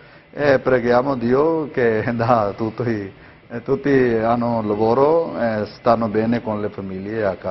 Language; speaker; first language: Italian; non-native, learner; Punjabi